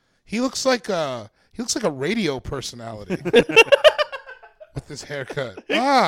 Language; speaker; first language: English; native; English